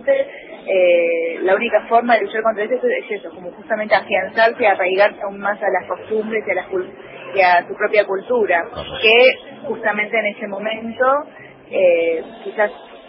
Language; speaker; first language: Spanish; early bilingual, other home language; Korean